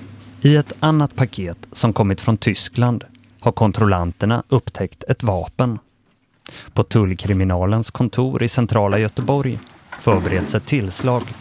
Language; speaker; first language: Swedish; native; Swedish